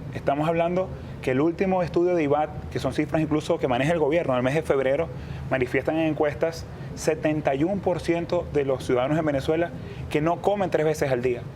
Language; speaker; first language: Spanish; native; Spanish